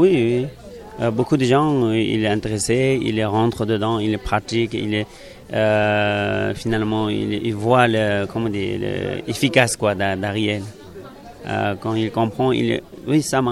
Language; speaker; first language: French; non-native, learner; Tibetan